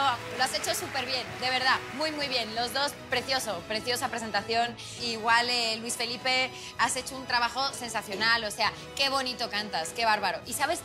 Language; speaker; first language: Spanish; native; Spanish